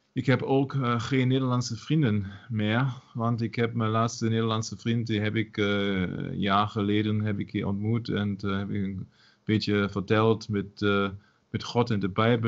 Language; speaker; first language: Dutch; non-native, learner; German